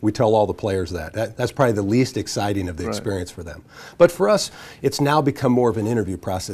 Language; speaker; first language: English; native; English